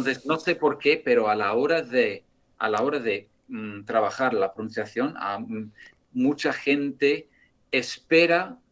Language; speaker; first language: Spanish; non-native, fluent; English